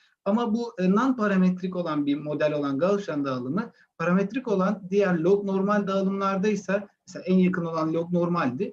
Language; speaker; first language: Turkish; native; Turkish